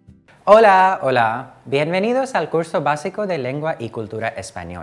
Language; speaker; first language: Spanish; non-native, fluent; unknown